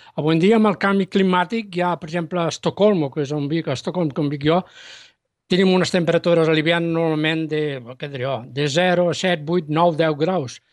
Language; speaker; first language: Catalan; native; Catalan